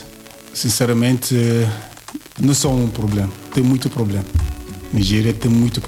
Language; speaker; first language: Portuguese; non-native, learner; Yoruba